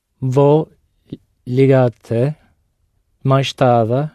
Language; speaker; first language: Portuguese; non-native, learner; English